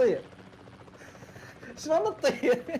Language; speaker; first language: Arabic; native; Arabic